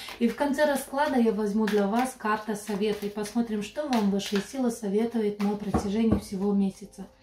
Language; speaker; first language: Russian; non-native, local second language; Romanian